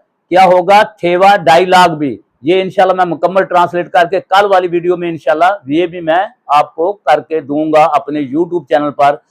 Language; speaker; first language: Hindi; non-native, local second language; Punjabi